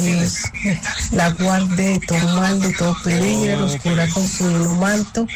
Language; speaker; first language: Spanish; native; Spanish